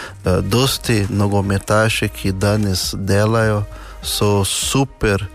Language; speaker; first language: Slovenian; non-native, learner; Portuguese